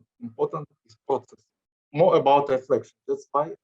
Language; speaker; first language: English; non-native, learner; Russian